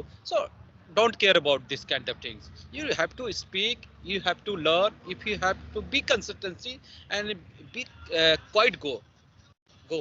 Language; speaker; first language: English; non-native, learner; Hindi